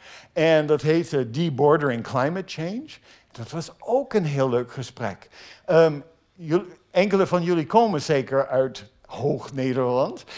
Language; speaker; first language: Dutch; non-native, fluent; English